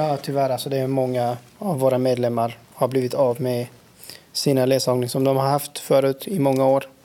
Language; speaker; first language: Swedish; non-native, fluent; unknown